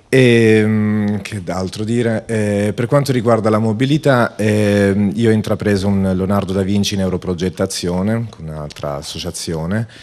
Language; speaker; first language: Italian; native; Italian